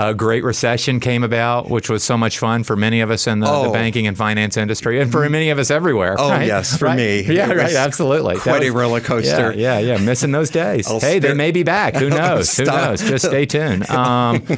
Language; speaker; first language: English; native; English